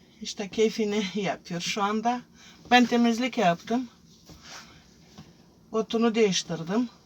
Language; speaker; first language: Turkish; non-native, fluent; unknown